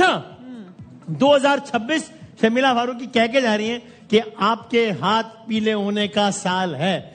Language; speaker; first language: Urdu; native; Urdu